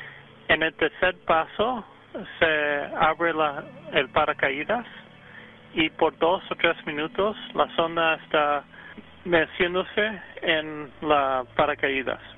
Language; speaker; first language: Spanish; early bilingual, heritage; English